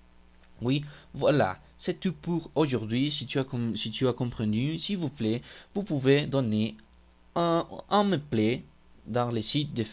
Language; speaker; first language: French; non-native, fluent; Spanish